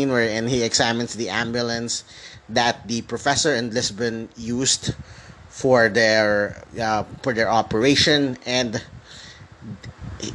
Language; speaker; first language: English; non-native, local second language; Filipino